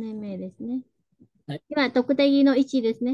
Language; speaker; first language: Japanese; non-native, fluent; Vietnamese